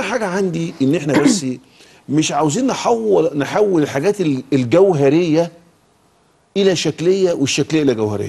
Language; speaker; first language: Arabic; native; Arabic